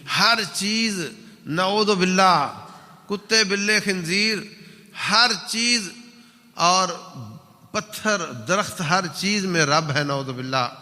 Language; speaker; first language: Urdu; non-native, local second language; Punjabi